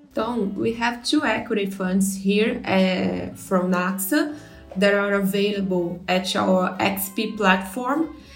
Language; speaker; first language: English; non-native, fluent; Portuguese